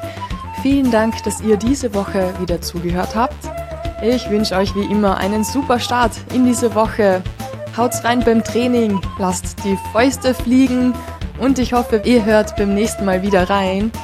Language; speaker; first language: German; native; German